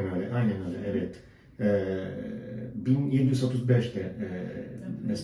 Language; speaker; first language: Turkish; non-native, fluent; Italian